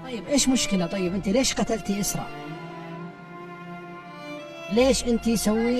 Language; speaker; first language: Arabic; native; Arabic